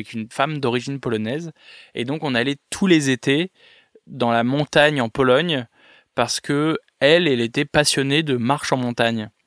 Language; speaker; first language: French; native; French